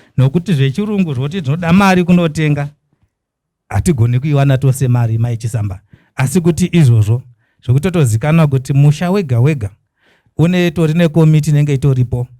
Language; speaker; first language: Shona; native; Shona